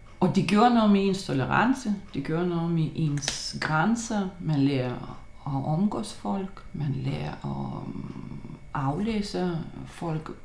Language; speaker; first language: Danish; non-native, fluent; Lithuanian